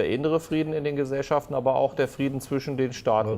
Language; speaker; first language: German; native; German